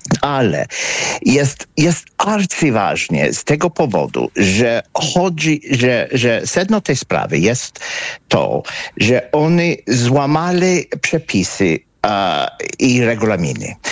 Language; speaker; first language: Polish; non-native, fluent; English